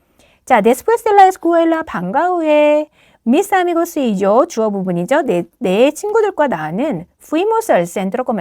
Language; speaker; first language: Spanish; non-native, fluent; Korean